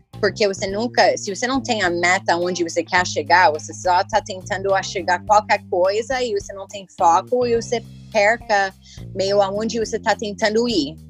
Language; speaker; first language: Portuguese; early bilingual, heritage; English